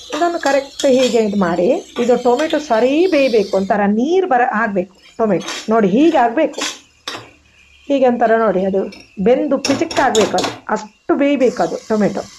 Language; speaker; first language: Kannada; non-native, local second language; Tulu